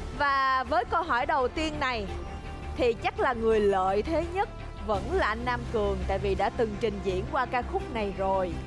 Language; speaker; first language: Vietnamese; native; Vietnamese